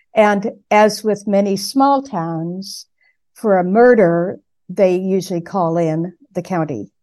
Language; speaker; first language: English; native; English